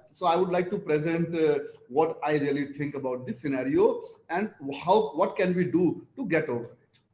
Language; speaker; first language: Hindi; non-native, local second language; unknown